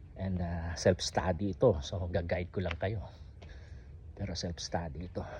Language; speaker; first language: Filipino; native; Filipino